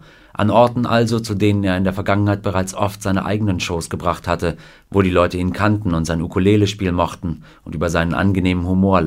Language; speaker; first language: German; native; German